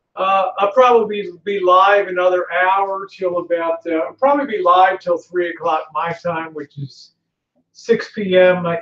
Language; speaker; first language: English; native; English